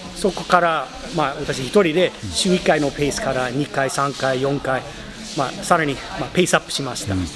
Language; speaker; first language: Japanese; non-native, fluent; English